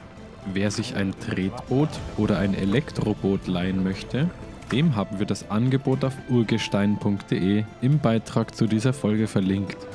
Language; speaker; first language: German; native; German